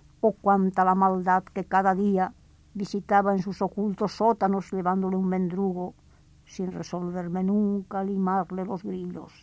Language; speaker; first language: Spanish; native; Spanish